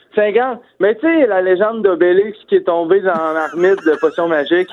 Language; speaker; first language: French; native; French